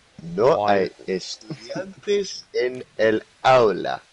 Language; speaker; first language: Spanish; non-native, learner; English